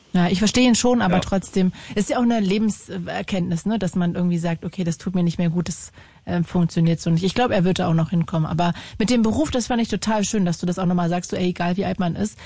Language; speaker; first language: German; native; German